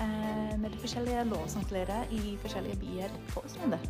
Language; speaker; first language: Norwegian; non-native, learner; English